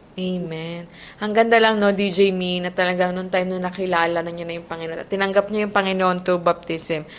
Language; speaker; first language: Filipino; native; Filipino